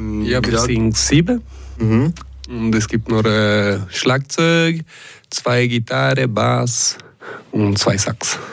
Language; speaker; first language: German; non-native, local second language; French